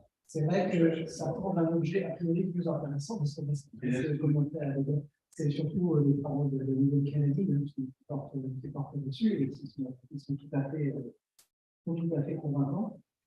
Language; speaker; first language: French; native; French